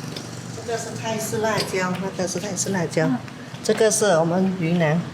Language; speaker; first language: Chinese; early bilingual, heritage; Chinese